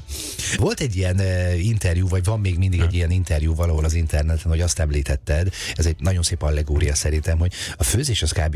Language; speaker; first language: Hungarian; native; Hungarian